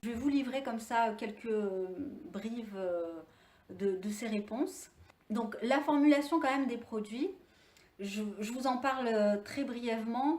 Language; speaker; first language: French; native; French